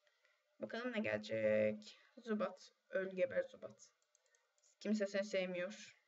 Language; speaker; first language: Turkish; native; Turkish